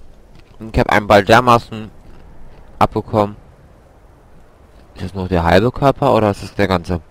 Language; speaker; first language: German; native; German